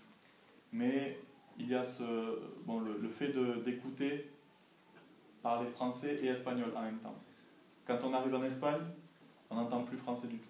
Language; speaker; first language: French; native; French